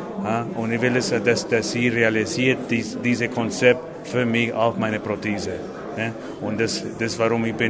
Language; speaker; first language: German; non-native, fluent; English